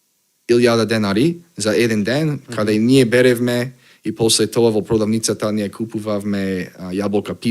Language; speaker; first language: Macedonian; non-native, learner; English